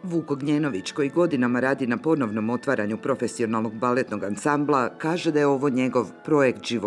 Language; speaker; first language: Croatian; native; Croatian